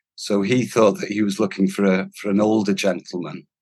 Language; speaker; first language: English; non-native, local second language; Welsh